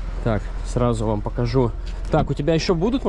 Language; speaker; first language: Russian; native; Russian